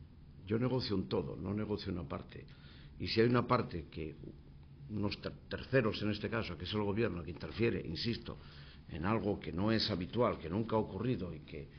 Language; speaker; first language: Spanish; native; Spanish